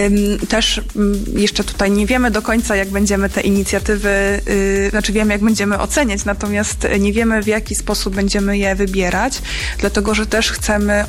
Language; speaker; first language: Polish; native; Polish